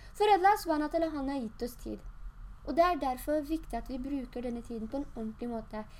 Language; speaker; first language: Norwegian; early bilingual, other home language; Urdu